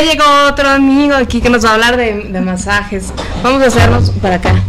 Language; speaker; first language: Spanish; native; Spanish